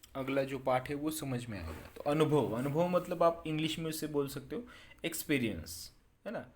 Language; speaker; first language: Hindi; non-native, local second language; Marathi